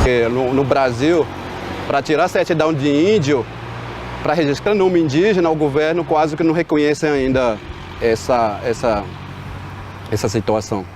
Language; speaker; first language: Portuguese; non-native, local second language; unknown